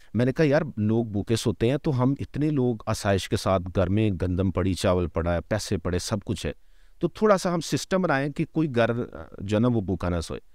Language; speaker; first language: Urdu; non-native, local second language; Punjabi